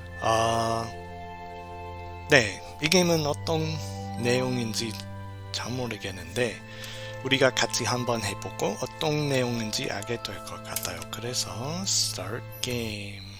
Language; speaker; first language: Korean; non-native, learner; English